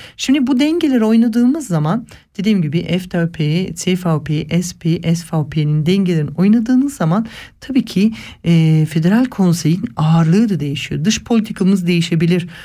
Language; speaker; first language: Turkish; early bilingual, heritage; Turkish